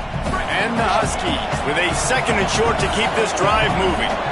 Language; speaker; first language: English; native; English